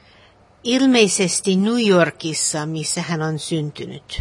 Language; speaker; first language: Finnish; non-native, learner; English